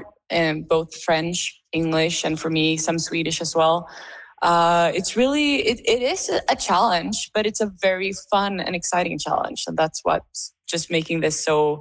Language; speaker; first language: English; non-native, fluent; Swedish